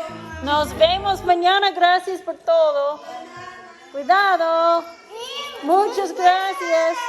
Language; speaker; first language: Spanish; non-native, learner; English